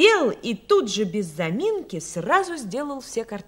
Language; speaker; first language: Russian; native; Russian